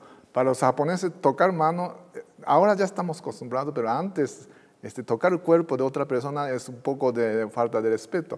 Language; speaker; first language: Spanish; non-native, fluent; Japanese